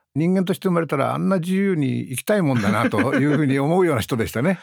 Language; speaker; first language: Japanese; native; Japanese